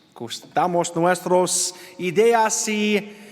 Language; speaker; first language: Spanish; non-native, learner; English